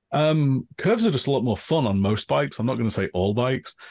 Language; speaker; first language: English; native; English